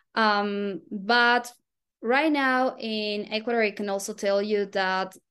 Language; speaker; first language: English; non-native, fluent; Spanish